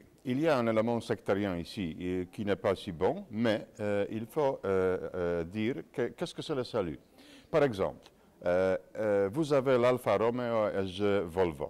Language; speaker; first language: French; non-native, fluent; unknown